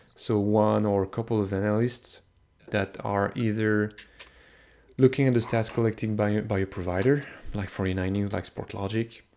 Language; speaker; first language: English; non-native, fluent; French